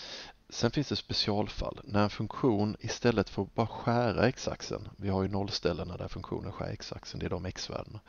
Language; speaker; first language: Swedish; native; Swedish